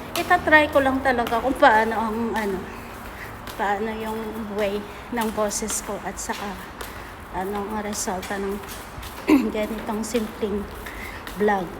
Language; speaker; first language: Filipino; native; Filipino